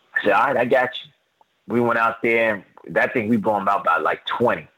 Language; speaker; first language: English; native; English